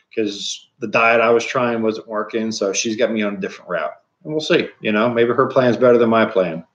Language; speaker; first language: English; native; English